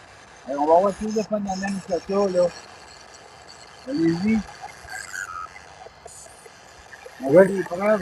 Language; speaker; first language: French; native; French